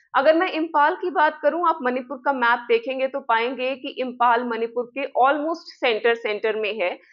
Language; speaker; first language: Hindi; non-native, local second language; Punjabi